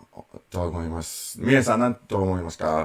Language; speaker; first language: Japanese; non-native, learner; English